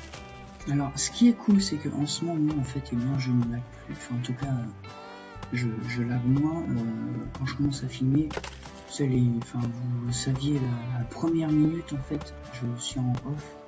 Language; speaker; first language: French; native; French